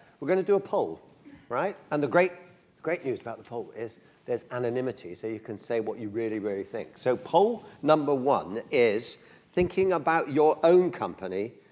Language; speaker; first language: English; native; English